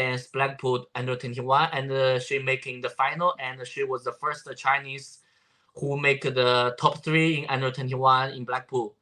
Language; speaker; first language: English; non-native, learner; Chinese